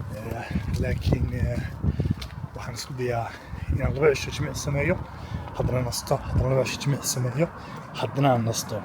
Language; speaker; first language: Somali; early bilingual, heritage; Somali